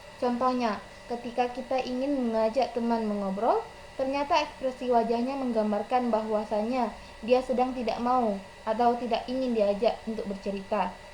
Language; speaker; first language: Indonesian; non-native, local second language; Minangkabau